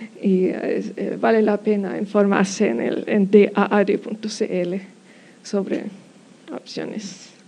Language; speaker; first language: Spanish; non-native, fluent; German